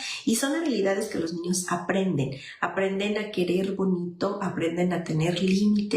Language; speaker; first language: Spanish; native; Spanish